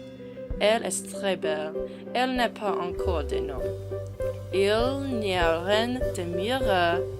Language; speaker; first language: French; non-native, learner; English